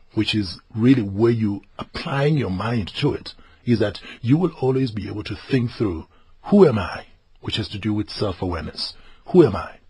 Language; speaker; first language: English; non-native, local second language; Zulu